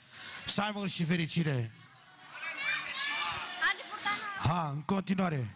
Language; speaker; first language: Romanian; non-native, local second language; Turkish